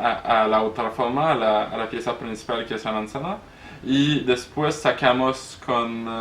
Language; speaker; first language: Spanish; non-native, learner; French